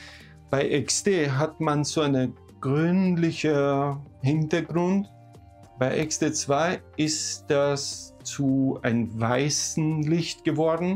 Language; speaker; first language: German; non-native, fluent; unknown